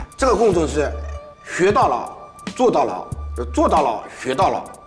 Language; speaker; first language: Chinese; native; Chinese